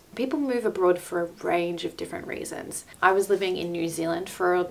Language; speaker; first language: English; native; English